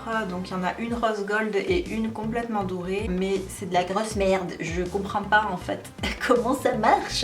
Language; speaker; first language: French; native; French